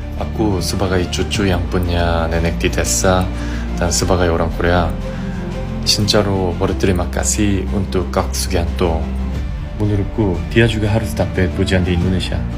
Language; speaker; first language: Indonesian; non-native, fluent; Korean